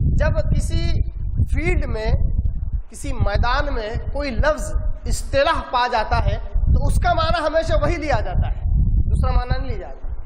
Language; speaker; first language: Urdu; native; Urdu